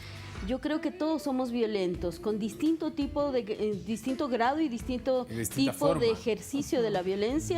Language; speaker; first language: Spanish; native; Spanish